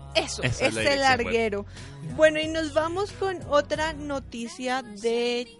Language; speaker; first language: Spanish; native; Spanish